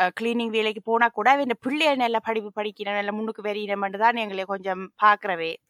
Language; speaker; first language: Tamil; early bilingual, heritage; Tamil